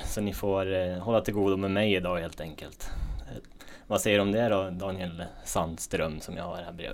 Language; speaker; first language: Swedish; native; Swedish